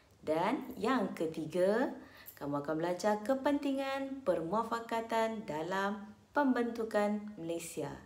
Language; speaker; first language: Malay; native; Malay